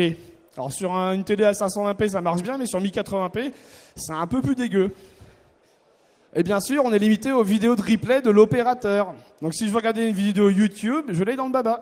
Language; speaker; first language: French; native; French